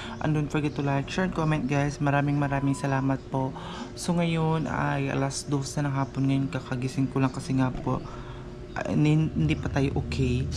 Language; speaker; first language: Filipino; non-native, local second language; Cebuano